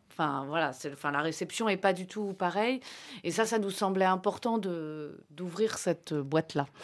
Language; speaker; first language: French; native; French